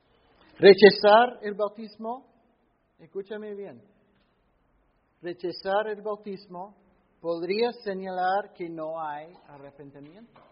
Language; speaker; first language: Spanish; non-native, fluent; English